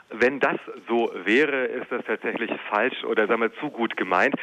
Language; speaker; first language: German; native; German